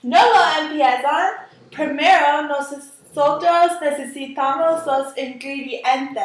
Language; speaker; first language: Spanish; non-native, learner; English